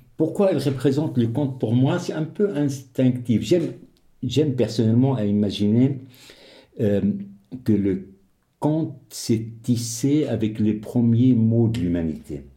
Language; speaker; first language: French; non-native, local second language; Arabic